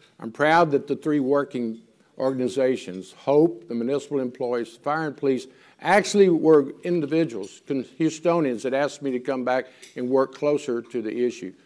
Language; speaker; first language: English; native; English